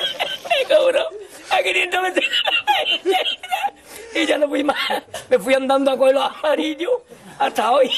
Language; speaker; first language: Spanish; native; Spanish